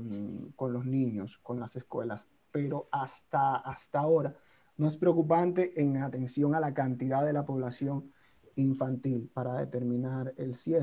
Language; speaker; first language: Spanish; native; Spanish